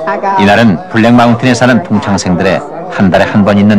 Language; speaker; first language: Korean; native; Korean